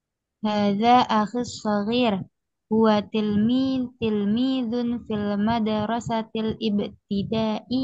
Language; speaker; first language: Arabic; non-native, learner; Indonesian